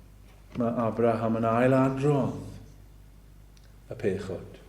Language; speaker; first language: Welsh; native; Welsh